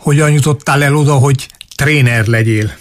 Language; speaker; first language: Hungarian; native; Hungarian